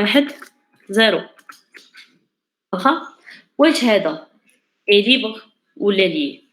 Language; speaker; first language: Arabic; native; Arabic